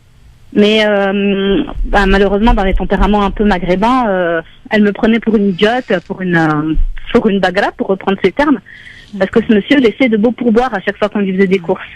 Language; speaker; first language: French; native; French